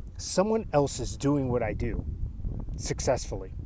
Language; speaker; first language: English; early bilingual, other home language; Spanish